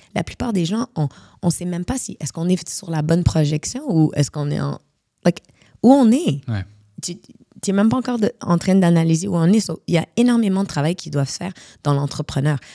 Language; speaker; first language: French; native; French